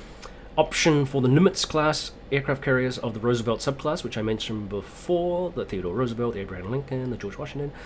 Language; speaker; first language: English; native; English